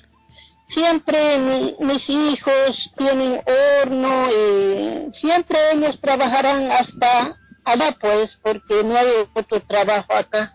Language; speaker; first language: Spanish; non-native, local second language; Quechua